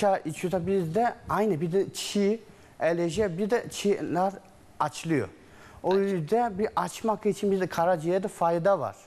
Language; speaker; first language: Turkish; non-native, learner; Chinese